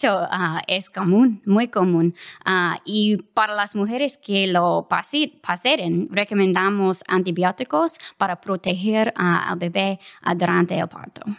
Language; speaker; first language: Spanish; non-native, fluent; English